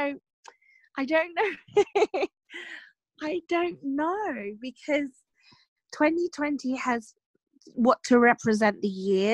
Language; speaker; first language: English; native; English